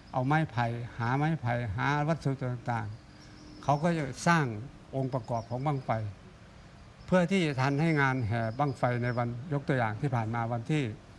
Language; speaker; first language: Thai; non-native, local second language; Northeastern Thai